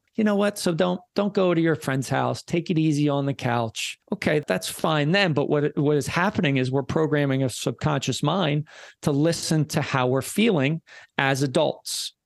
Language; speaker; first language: English; native; English